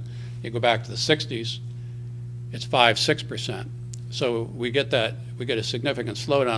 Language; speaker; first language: English; native; English